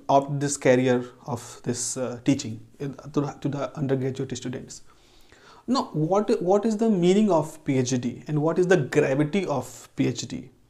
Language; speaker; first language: Hindi; native; Hindi